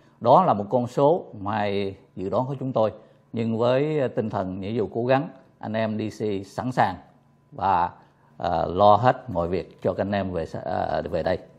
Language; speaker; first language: Vietnamese; native; Vietnamese